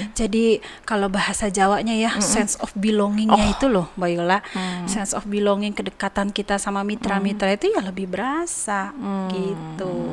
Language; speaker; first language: Indonesian; native; Indonesian